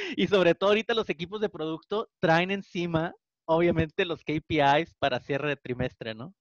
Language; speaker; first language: Spanish; native; Spanish